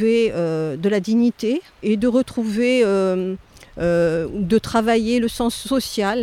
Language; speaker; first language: French; native; French